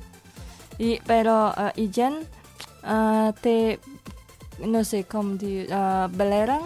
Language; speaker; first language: Catalan; non-native, learner; Indonesian